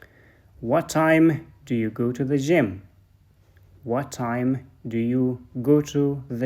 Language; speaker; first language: English; non-native, fluent; Persian